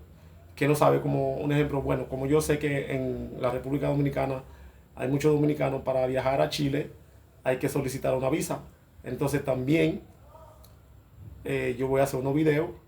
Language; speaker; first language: Spanish; non-native, fluent; Haitian Creole